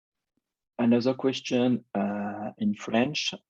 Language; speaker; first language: English; non-native, fluent; French